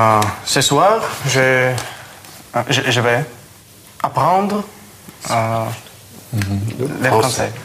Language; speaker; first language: French; non-native, learner; Russian